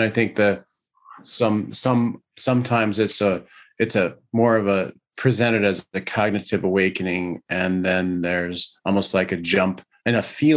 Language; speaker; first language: English; native; English